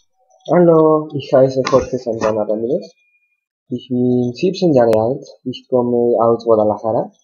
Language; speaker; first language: German; non-native, learner; Spanish